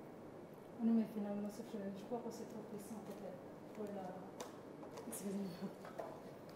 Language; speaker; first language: French; non-native, learner; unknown